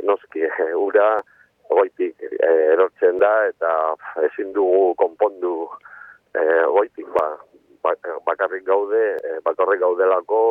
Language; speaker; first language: Basque; non-native, local second language; Spanish